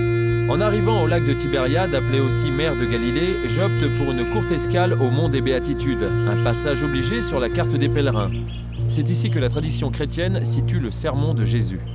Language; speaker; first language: French; native; French